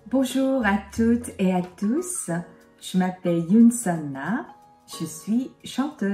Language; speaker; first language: French; non-native, fluent; Korean